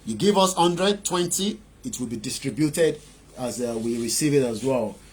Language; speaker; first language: English; non-native, local second language; Yoruba